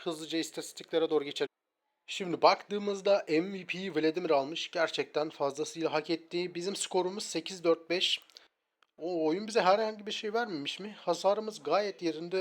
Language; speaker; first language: Turkish; native; Turkish